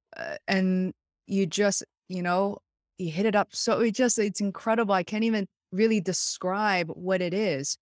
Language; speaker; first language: English; non-native, fluent; Chinese